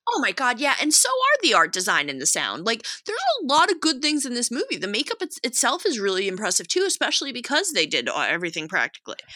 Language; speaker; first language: English; native; English